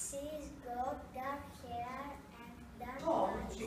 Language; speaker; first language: English; non-native, learner; Greek